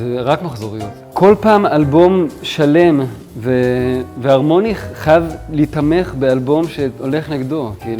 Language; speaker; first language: Hebrew; native; Hebrew